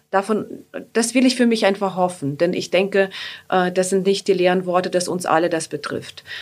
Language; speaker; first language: German; non-native, fluent; Ukrainian